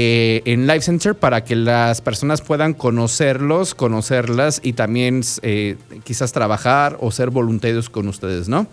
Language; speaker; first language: Spanish; native; Spanish